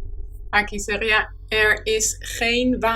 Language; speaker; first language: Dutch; non-native, learner; Spanish